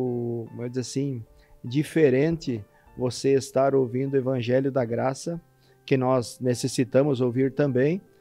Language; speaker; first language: Portuguese; native; Portuguese